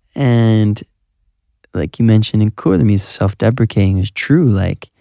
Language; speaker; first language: English; native; English